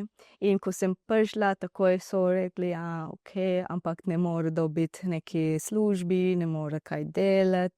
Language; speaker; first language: Slovenian; non-native, learner; Divehi